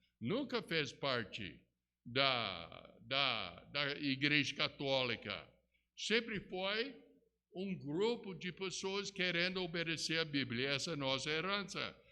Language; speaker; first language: Portuguese; non-native, fluent; English